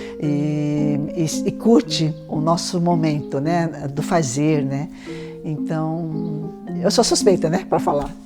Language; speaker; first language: Portuguese; early bilingual, other home language; Chinese